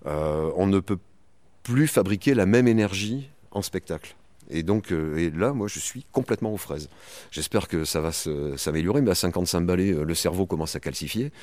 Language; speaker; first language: French; native; French